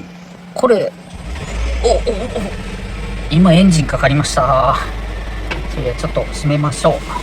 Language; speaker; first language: Japanese; native; Japanese